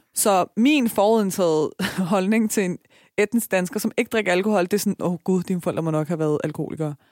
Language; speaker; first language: Danish; early bilingual, other home language; Persian